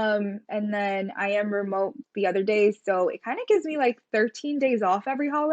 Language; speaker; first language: English; native; English